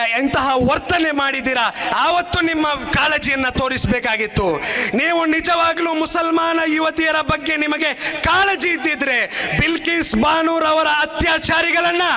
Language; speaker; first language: Kannada; native; Kannada